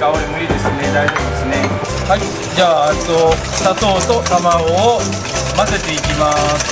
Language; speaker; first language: Japanese; native; Japanese